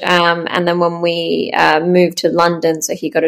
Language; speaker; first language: English; native; English